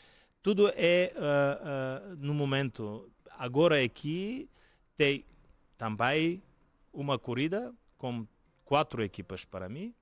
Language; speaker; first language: Portuguese; non-native, fluent; Bulgarian